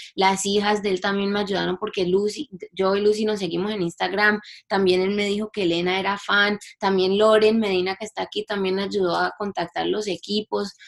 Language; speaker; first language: Spanish; early bilingual, heritage; English